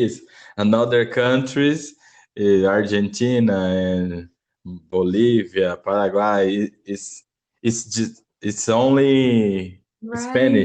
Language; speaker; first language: English; non-native, learner; Portuguese